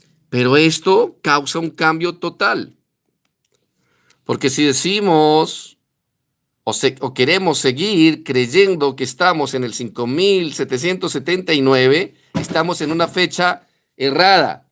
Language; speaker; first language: Spanish; native; Spanish